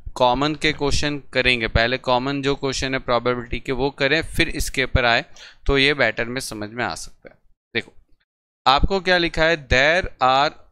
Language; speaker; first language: Hindi; non-native, local second language; Gujarati